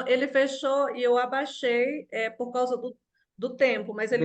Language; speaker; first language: Portuguese; native; Portuguese